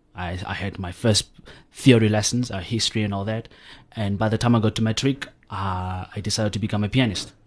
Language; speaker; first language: English; non-native, local second language; Southern Sotho